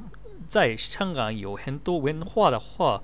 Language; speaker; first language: Chinese; non-native, learner; Japanese